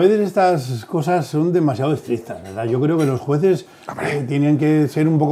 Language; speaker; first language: Spanish; native; Spanish